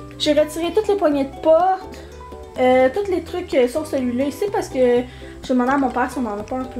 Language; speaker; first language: French; native; French